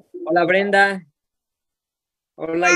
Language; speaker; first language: Spanish; native; Spanish